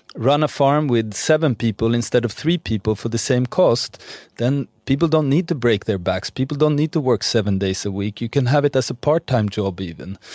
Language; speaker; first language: English; non-native, fluent; Swedish